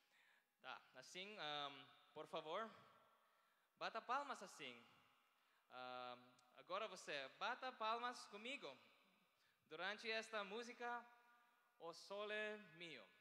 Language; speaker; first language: Portuguese; non-native, learner; Filipino